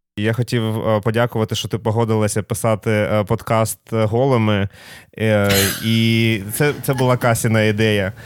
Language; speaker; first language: Ukrainian; non-native, local second language; Russian